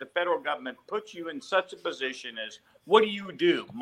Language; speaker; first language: English; native; English